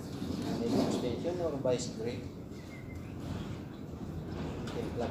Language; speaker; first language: English; non-native, local second language; Filipino